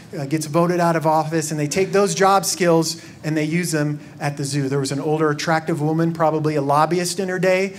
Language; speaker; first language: English; native; English